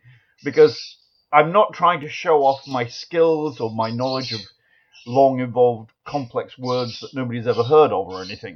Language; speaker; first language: English; native; English